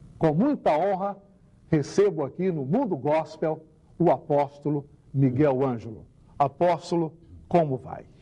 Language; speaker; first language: Portuguese; native; Portuguese